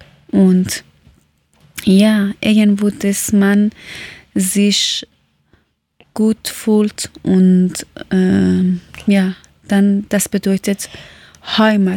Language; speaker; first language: German; early bilingual, other home language; Persian